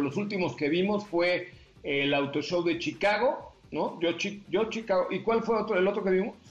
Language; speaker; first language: Spanish; native; Spanish